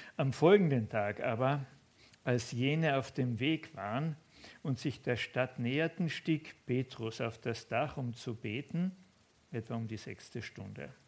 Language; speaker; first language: German; native; German